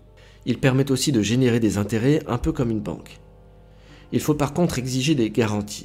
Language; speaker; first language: French; native; French